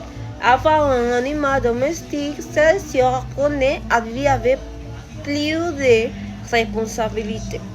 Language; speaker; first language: French; non-native, learner; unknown